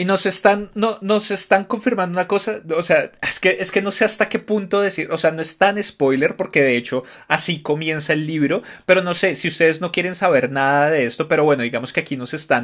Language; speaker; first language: Spanish; native; Spanish